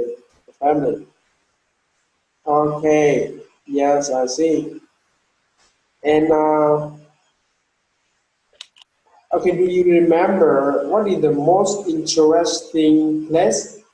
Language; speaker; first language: English; non-native, learner; Vietnamese